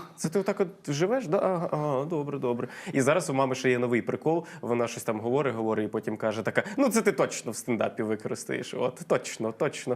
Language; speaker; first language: Ukrainian; non-native, local second language; Russian